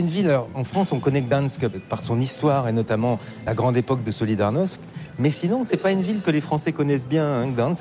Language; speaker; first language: French; native; French